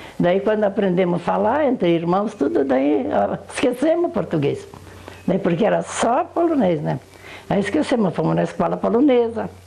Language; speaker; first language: Portuguese; non-native, local second language; Polish